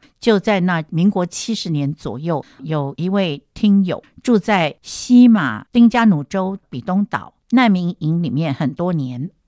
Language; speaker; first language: Chinese; native; Chinese